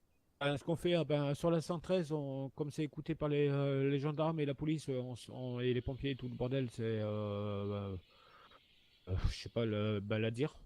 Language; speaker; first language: French; native; French